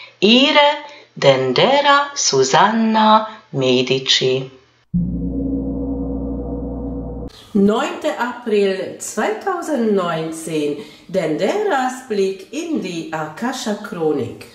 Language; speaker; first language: German; non-native, fluent; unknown